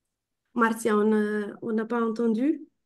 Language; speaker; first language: French; non-native, fluent; Italian